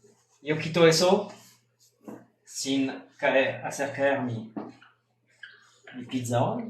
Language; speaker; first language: Spanish; non-native, fluent; French